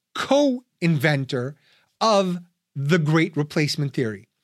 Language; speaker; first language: English; early bilingual, other home language; Russian